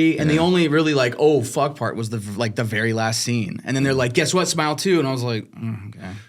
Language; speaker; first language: English; native; English